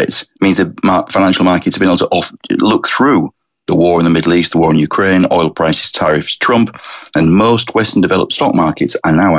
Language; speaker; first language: English; native; English